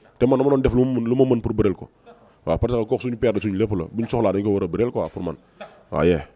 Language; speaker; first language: Wolof; native; Wolof